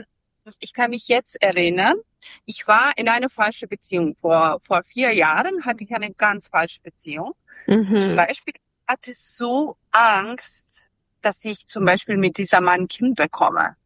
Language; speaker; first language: German; non-native, learner; Serbian